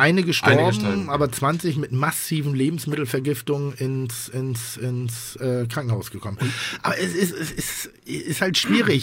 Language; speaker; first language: German; native; German